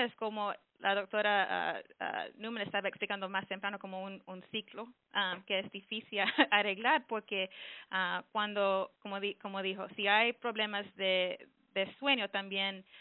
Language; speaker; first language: Spanish; early bilingual, heritage; English